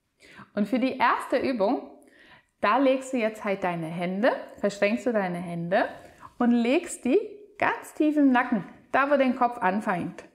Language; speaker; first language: German; native; German